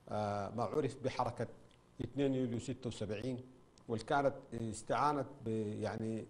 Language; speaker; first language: Arabic; native; Arabic